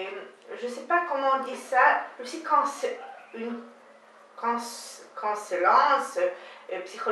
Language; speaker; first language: French; non-native, learner; Hebrew